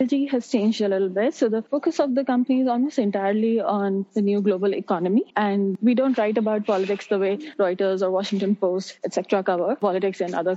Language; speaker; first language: English; non-native, local second language; Hindi